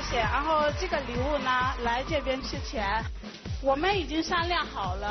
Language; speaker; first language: Chinese; non-native, fluent; Akan